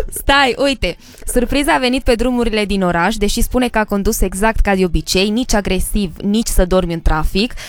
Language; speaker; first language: Romanian; early bilingual, heritage; Romanian